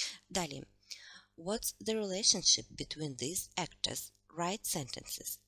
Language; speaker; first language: English; non-native, fluent; Russian